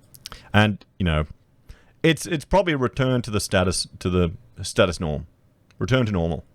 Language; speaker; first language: English; native; English